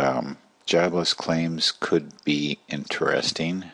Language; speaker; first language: English; native; English